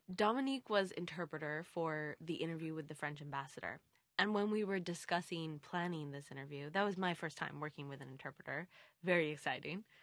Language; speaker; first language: English; native; English